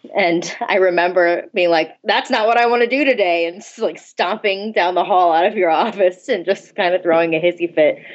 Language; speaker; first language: English; native; English